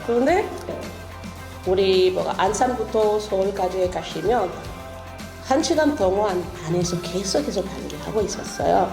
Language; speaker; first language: Korean; non-native, learner; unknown